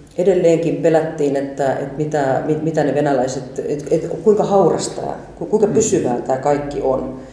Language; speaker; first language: Finnish; native; Finnish